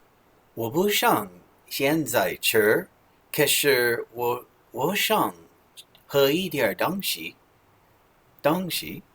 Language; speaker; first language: Chinese; non-native, learner; English